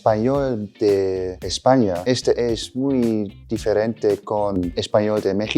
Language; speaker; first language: Spanish; non-native, learner; English